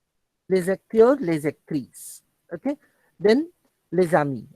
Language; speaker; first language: French; non-native, fluent; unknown